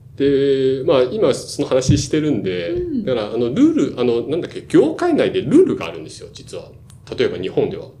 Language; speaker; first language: Japanese; non-native, fluent; Chinese